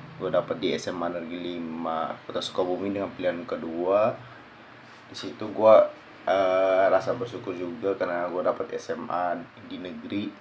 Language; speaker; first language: Indonesian; early bilingual, heritage; Indonesian